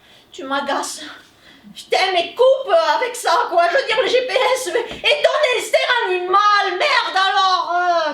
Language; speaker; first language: French; native; French